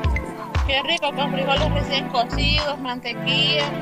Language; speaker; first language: Spanish; native; Spanish